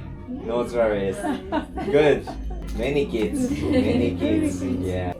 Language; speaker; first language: English; non-native, learner; Japanese